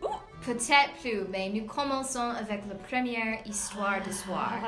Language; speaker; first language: French; non-native, learner; English